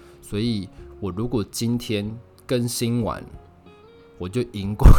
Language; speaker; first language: Chinese; native; Chinese